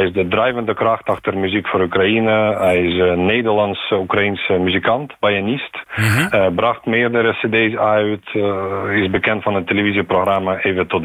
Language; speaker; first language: Dutch; non-native, fluent; Ukrainian